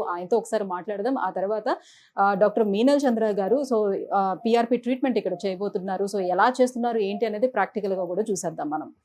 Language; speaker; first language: Telugu; native; Telugu